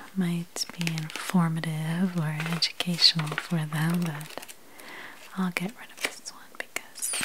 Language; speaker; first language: English; native; English